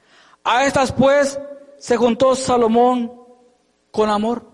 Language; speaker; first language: Spanish; native; Spanish